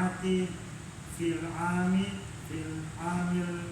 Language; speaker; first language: Arabic; non-native, learner; Indonesian